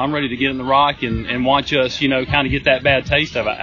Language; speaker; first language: English; native; English